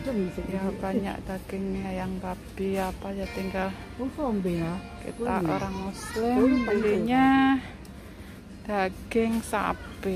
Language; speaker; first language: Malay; non-native, local second language; Javanese